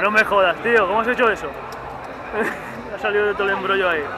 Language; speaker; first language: Spanish; native; Spanish